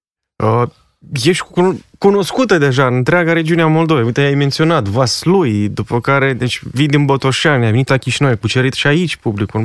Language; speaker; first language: Romanian; native; Romanian